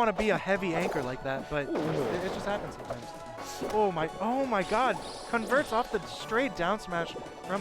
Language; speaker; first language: English; native; English